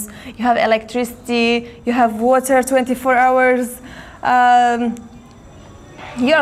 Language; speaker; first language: English; non-native, learner; Armenian